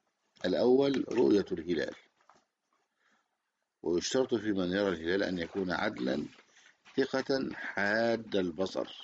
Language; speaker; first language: Arabic; native; Arabic